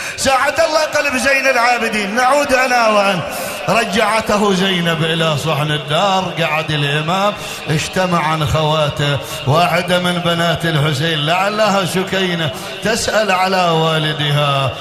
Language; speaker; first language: Arabic; native; Arabic